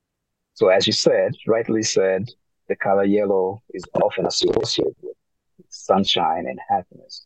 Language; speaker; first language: English; non-native, local second language; Tumbuka